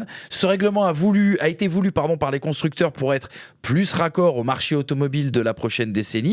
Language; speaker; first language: French; native; French